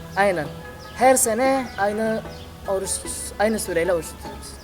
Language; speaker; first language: Turkish; non-native, fluent; Indonesian